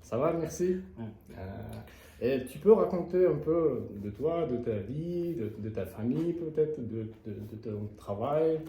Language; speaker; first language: French; non-native, learner; Kazakh